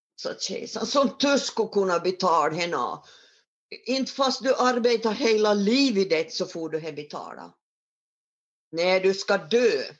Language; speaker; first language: Swedish; native; Swedish